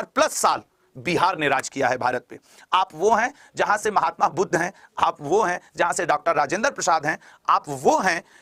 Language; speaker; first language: Hindi; native; Hindi